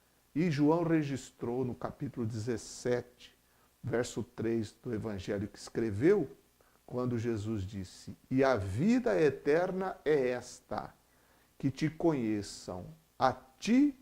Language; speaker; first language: Portuguese; native; Portuguese